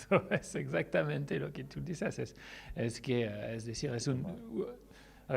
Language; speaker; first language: Spanish; non-native, learner; French